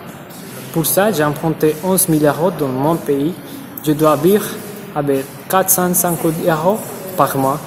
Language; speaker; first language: French; non-native, fluent; Spanish